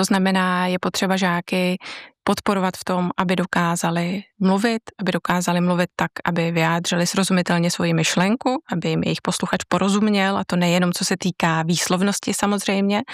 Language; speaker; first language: Czech; native; Czech